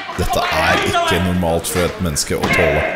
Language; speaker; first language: Norwegian; native; Norwegian